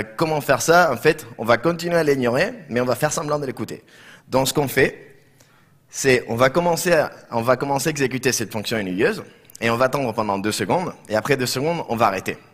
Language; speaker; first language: French; non-native, fluent; Spanish